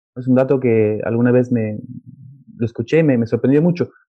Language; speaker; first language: Spanish; native; Spanish